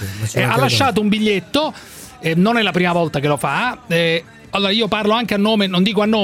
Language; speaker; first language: Italian; native; Italian